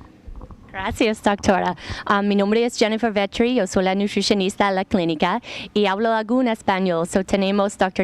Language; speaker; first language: Spanish; non-native, learner; English